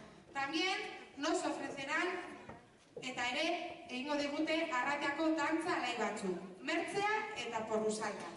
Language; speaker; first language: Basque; non-native, local second language; Spanish